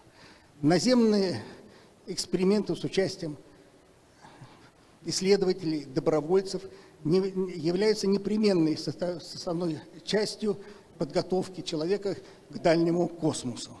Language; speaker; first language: Russian; native; Russian